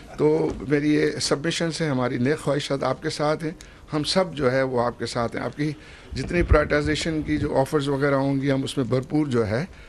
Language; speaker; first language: Urdu; native; Urdu